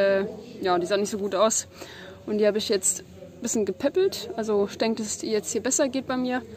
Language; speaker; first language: German; native; German